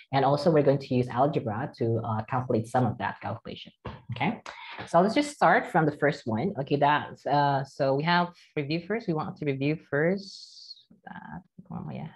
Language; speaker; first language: English; non-native, fluent; Indonesian